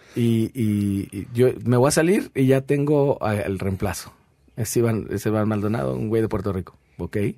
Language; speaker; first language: Spanish; native; Spanish